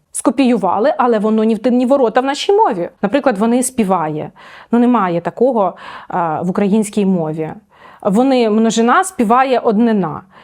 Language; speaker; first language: Ukrainian; native; Ukrainian